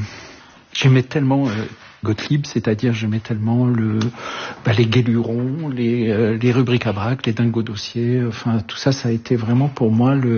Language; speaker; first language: French; early bilingual, other home language; Arabic